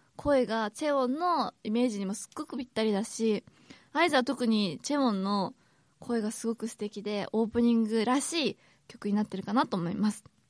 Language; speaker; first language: Japanese; native; Japanese